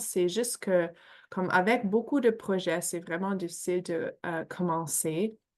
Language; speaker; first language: French; non-native, fluent; English